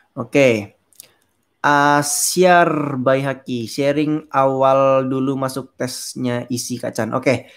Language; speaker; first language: Indonesian; native; Indonesian